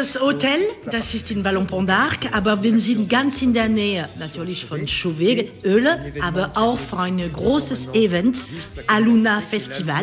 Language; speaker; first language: German; non-native, learner; French